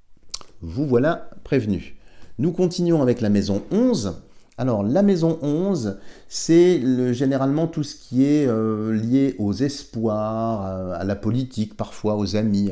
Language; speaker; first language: French; native; French